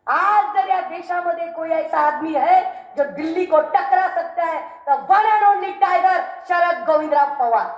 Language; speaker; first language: Hindi; non-native, local second language; Marathi